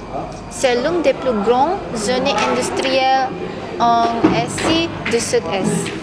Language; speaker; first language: French; non-native, learner; Indonesian